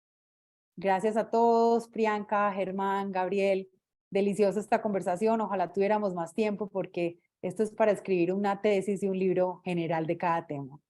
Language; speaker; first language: Spanish; native; Spanish